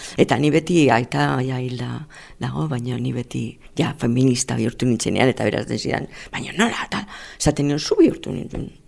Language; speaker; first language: Basque; non-native, local second language; Spanish